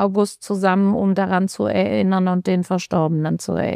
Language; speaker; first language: German; native; German